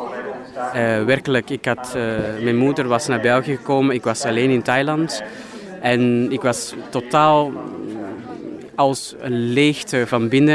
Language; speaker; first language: Dutch; non-native, fluent; Thai